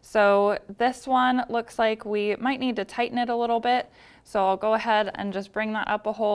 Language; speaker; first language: English; native; English